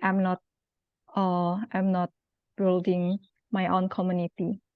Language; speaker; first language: English; non-native, local second language; Indonesian